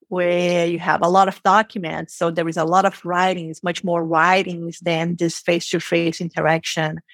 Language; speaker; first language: English; non-native, fluent; Portuguese